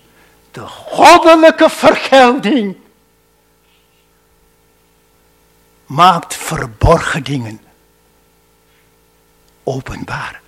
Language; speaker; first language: Dutch; non-native, fluent; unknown